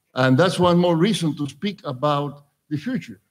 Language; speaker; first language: English; non-native, fluent; Spanish